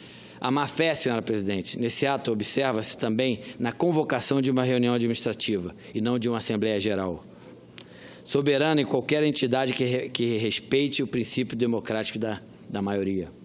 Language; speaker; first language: Portuguese; native; Portuguese